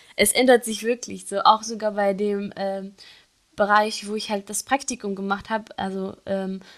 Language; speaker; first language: German; non-native, fluent; Arabic